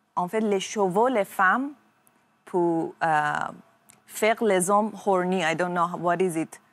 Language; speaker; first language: French; non-native, learner; Persian